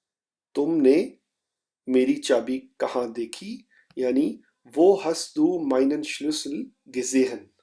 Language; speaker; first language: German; non-native, fluent; Urdu